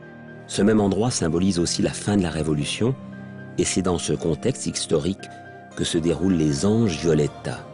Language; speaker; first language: French; native; French